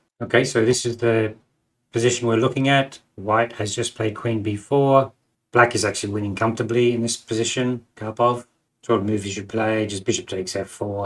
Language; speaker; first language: English; native; English